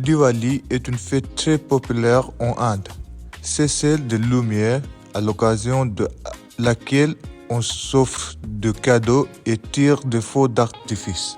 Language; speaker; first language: French; non-native, learner; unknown